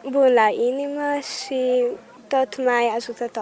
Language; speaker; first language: Romanian; early bilingual, heritage; Romanian